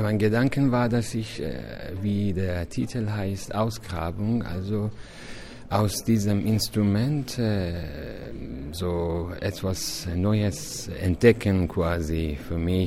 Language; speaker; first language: German; non-native, fluent; Persian